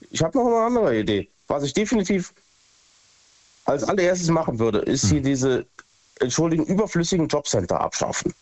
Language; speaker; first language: German; native; German